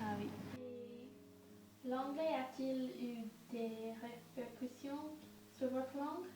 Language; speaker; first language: French; non-native, learner; English